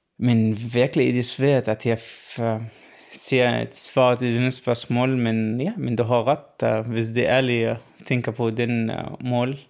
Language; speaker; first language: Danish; non-native, learner; Arabic